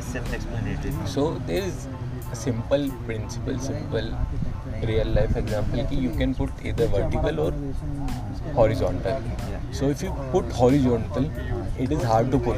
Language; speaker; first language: English; non-native, local second language; Hindi